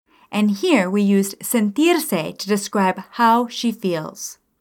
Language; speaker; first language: English; native; English